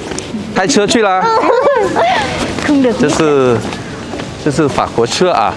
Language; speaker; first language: Chinese; non-native, learner; Vietnamese